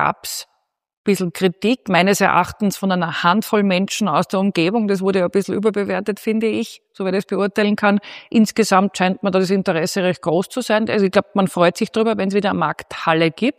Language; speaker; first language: German; native; German